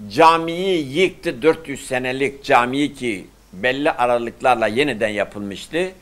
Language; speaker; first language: Turkish; native; Turkish